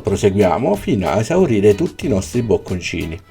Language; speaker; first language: Italian; native; Italian